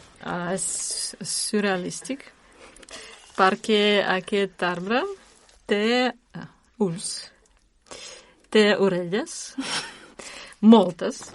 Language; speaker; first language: Catalan; non-native, learner; Russian